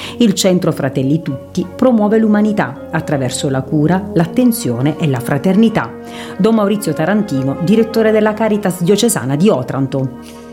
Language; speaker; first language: Italian; native; Italian